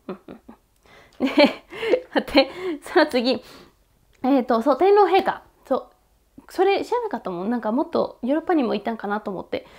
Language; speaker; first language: Japanese; non-native, fluent; Spanish